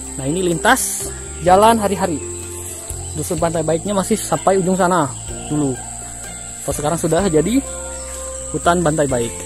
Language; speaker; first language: Indonesian; non-native, local second language; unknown